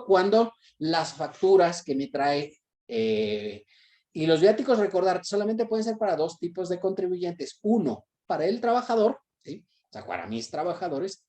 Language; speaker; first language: Spanish; native; Spanish